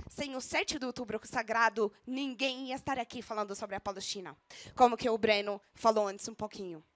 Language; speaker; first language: Portuguese; non-native, fluent; Arabic